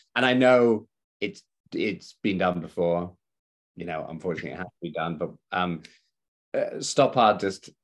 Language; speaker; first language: English; native; English